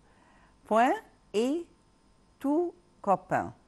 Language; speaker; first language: French; non-native, local second language; Arabic